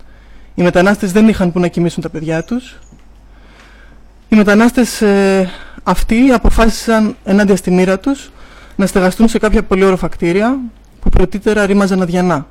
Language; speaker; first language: Greek; native; Greek